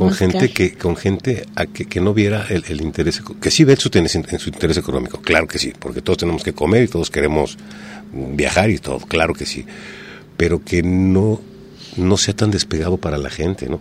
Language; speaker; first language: Spanish; native; Spanish